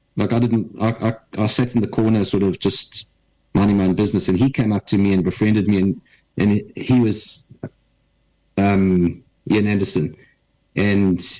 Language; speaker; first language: English; native; English